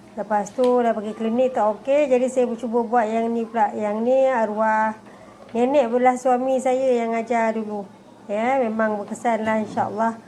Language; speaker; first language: Malay; native; Malay